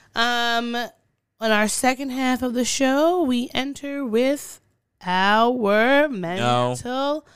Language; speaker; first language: English; early bilingual, other home language; Yoruba